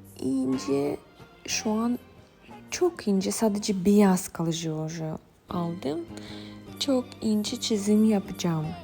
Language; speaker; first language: Turkish; non-native, fluent; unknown